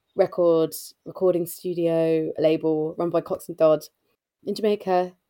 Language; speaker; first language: English; native; English